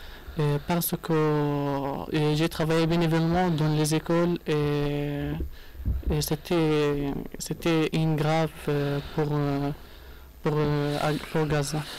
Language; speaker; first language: French; non-native, learner; Arabic